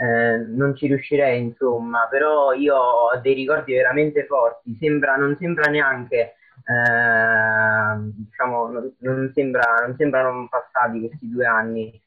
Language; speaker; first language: Italian; native; Italian